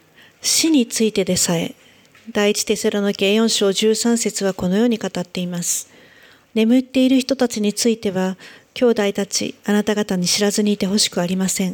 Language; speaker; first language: Japanese; native; Japanese